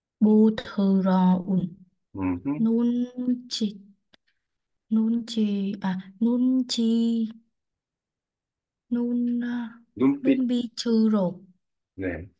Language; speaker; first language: Korean; non-native, learner; Vietnamese